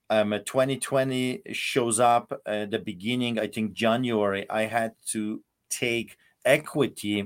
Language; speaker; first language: English; non-native, fluent; Polish